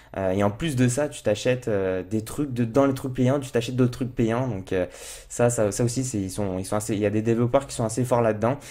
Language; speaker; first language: French; native; French